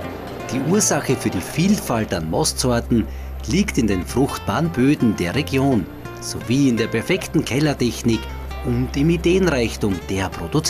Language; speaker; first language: German; native; German